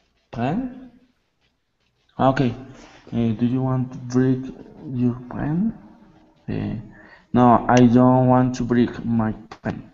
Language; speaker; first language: English; non-native, learner; Spanish